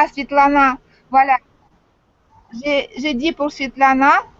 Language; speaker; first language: French; non-native, fluent; Russian